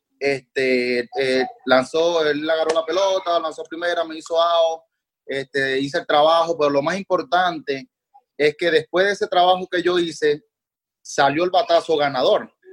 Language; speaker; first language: Spanish; native; Spanish